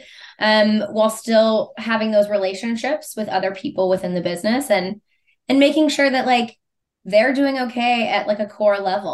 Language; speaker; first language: English; native; English